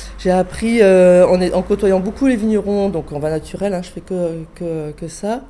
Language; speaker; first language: French; native; French